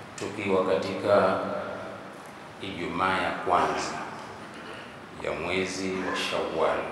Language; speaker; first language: Swahili; native; Swahili